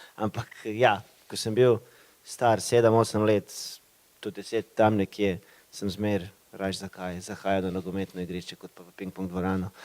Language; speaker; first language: Slovenian; early bilingual, other home language; Bosnian